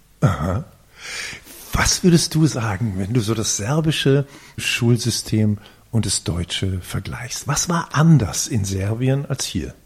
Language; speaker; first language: German; native; German